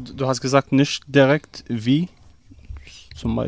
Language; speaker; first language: German; non-native, learner; Arabic